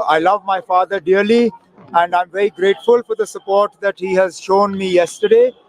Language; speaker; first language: English; non-native, local second language; Kashmiri